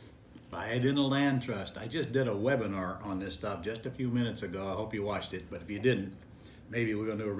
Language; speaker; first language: English; native; English